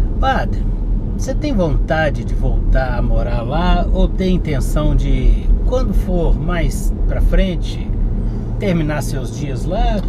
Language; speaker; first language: Portuguese; native; Portuguese